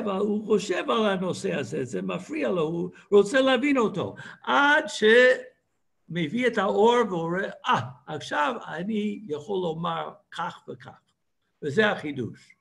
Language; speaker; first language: Hebrew; non-native, fluent; English